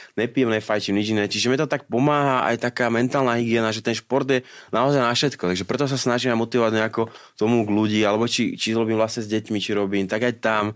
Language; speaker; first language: Slovak; native; Slovak